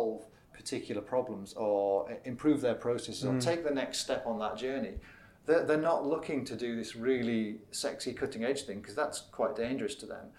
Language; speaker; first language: English; native; English